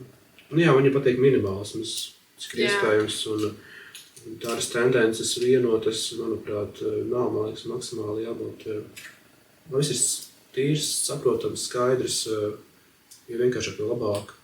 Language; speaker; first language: Latvian; native; Latvian